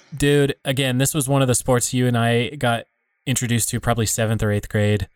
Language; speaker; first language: English; native; English